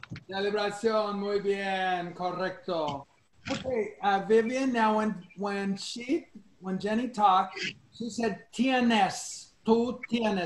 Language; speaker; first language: Spanish; non-native, fluent; English